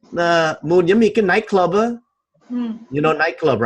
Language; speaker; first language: Vietnamese; non-native, learner; English